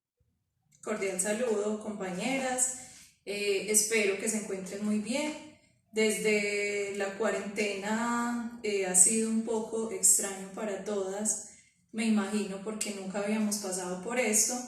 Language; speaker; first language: Spanish; native; Spanish